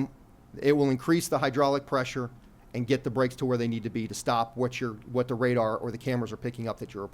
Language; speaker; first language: English; native; English